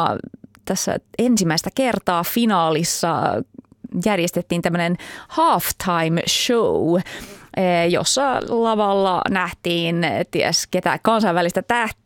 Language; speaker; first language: Finnish; native; Finnish